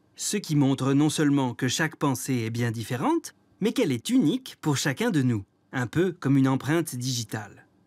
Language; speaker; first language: French; native; French